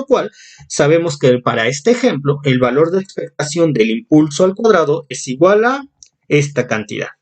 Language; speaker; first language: Spanish; native; Spanish